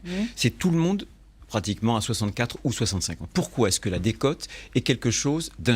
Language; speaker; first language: French; native; French